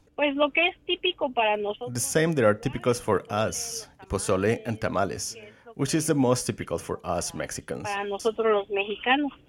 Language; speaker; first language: English; non-native, fluent; Spanish